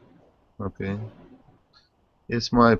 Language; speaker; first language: English; non-native, learner; Russian